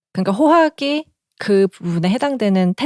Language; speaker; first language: Korean; native; Korean